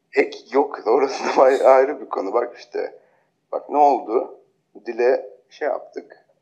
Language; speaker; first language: Turkish; native; Turkish